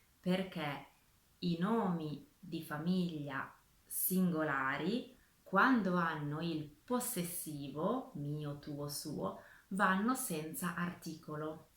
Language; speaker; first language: Italian; native; Italian